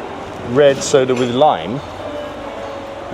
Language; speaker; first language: English; native; English